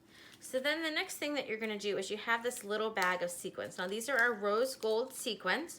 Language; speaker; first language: English; native; English